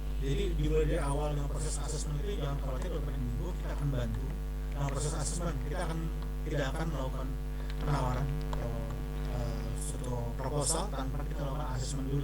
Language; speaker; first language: Indonesian; native; Indonesian